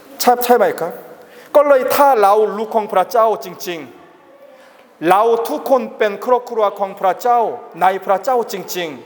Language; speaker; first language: Thai; non-native, learner; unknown